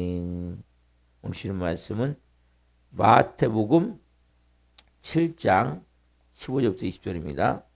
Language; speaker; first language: Korean; native; Korean